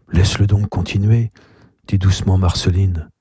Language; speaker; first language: French; native; French